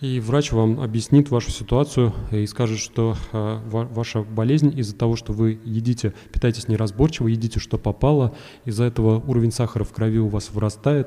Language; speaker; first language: Russian; native; Russian